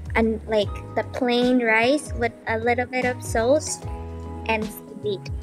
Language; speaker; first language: English; non-native, fluent; Japanese